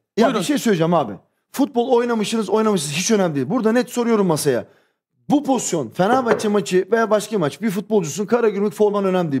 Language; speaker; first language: Turkish; early bilingual, heritage; Turkish